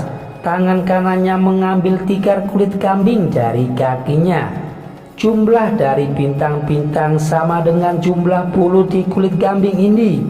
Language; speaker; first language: Indonesian; native; Indonesian